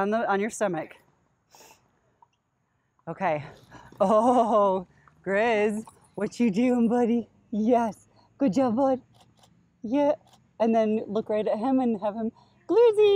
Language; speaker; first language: English; native; English